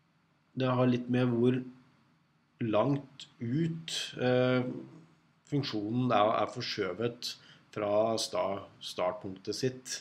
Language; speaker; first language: Norwegian; native; Norwegian